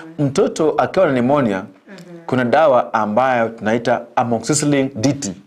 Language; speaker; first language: Swahili; non-native, local second language; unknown